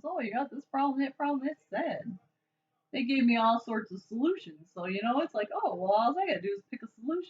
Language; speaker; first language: English; native; English